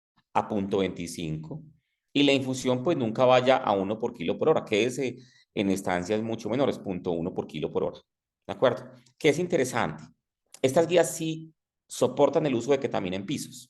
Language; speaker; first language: Spanish; native; Spanish